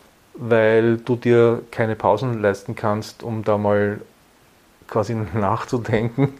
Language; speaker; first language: German; native; German